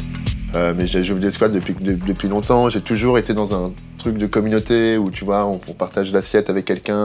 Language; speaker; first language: French; native; French